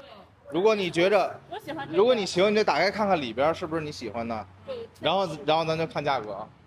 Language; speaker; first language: Chinese; native; Chinese